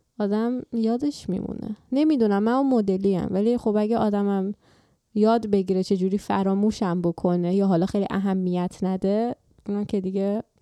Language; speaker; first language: Persian; native; Persian